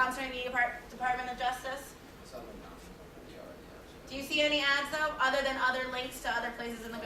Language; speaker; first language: English; native; English